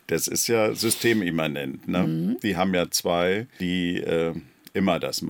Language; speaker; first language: German; native; German